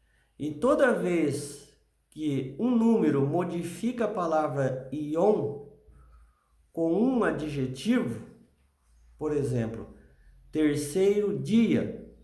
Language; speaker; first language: Portuguese; native; Portuguese